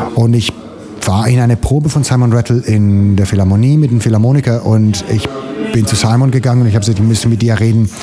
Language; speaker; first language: German; non-native, fluent; Italian